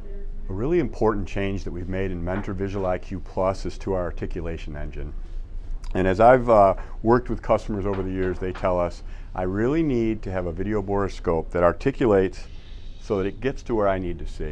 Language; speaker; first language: English; native; English